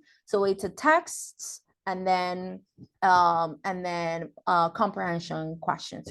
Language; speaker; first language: English; non-native, fluent; Spanish